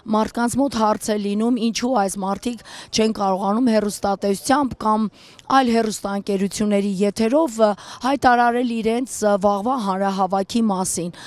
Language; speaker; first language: Armenian; native; Armenian